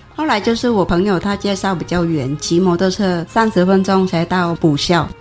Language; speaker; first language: Chinese; non-native, fluent; Vietnamese